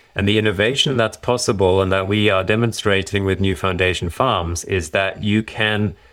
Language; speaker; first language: English; early bilingual, other home language; German